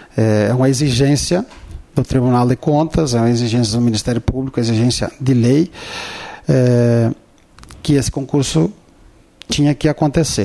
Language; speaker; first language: Portuguese; native; Portuguese